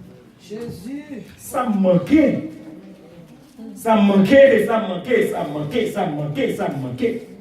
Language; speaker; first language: French; non-native, local second language; Haitian Creole